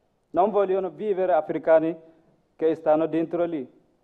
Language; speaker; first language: Italian; non-native, learner; Masai